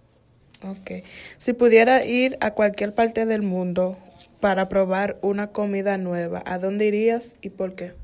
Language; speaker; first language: Spanish; early bilingual, heritage; Spanish